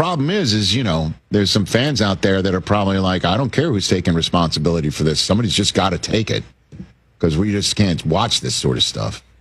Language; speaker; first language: English; native; English